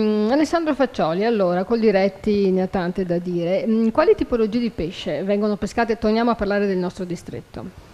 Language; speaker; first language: Italian; native; Italian